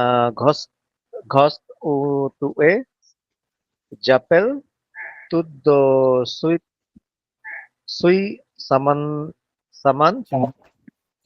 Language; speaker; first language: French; non-native, learner; Bangla